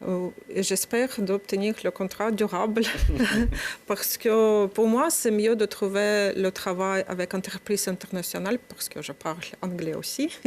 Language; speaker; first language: French; non-native, learner; Ukrainian